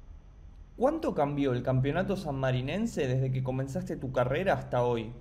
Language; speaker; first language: Spanish; native; Spanish